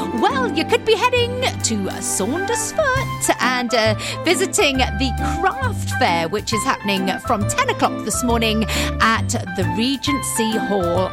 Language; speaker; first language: English; native; English